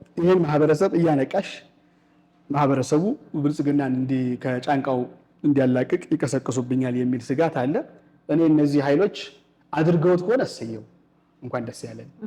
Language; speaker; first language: Amharic; native; Amharic